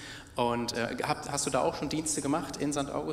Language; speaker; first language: German; native; German